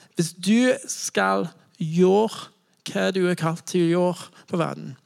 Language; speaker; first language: Norwegian; non-native, fluent; English